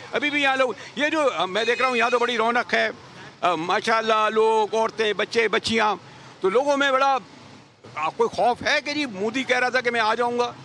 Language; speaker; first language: Urdu; native; Urdu